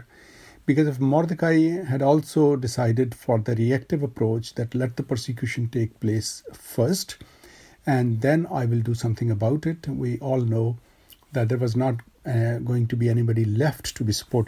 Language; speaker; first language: English; non-native, local second language; Urdu